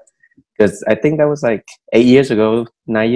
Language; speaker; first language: English; non-native, fluent; Vietnamese